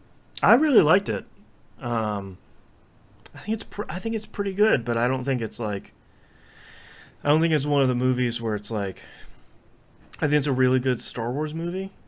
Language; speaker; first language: English; native; English